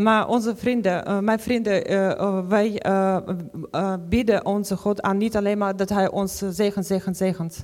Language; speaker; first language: Dutch; non-native, fluent; Ukrainian